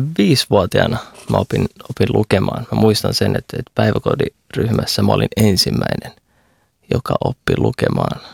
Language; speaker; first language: Finnish; early bilingual, other home language; Arabic